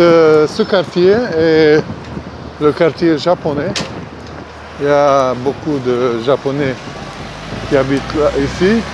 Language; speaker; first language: French; non-native, fluent; Hungarian